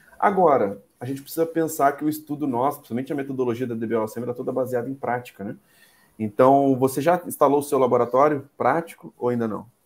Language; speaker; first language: Portuguese; native; Portuguese